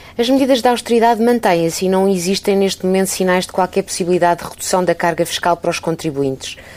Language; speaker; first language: Portuguese; native; Portuguese